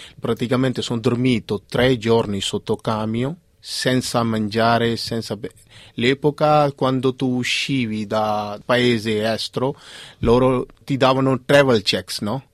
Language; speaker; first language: Italian; non-native, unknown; Punjabi